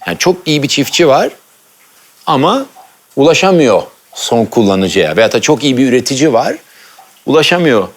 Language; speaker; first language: Turkish; early bilingual, heritage; Turkish